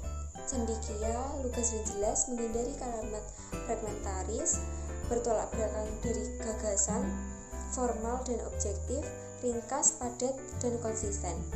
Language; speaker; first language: Indonesian; native; Indonesian